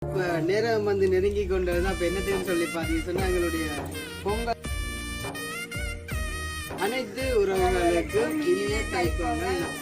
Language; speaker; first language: Tamil; native; Tamil